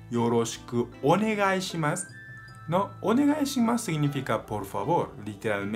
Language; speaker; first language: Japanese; native; Japanese